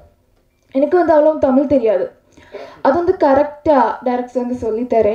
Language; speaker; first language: Tamil; non-native, learner; Malayalam